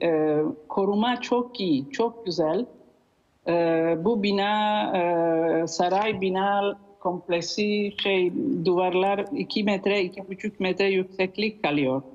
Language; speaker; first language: Turkish; non-native, learner; Italian